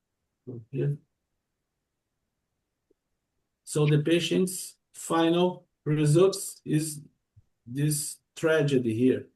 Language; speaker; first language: English; non-native, learner; Portuguese